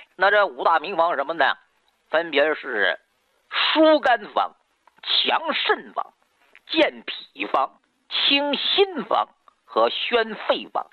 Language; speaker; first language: Chinese; native; Chinese